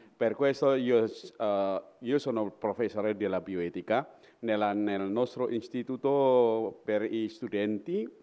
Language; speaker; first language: Italian; non-native, fluent; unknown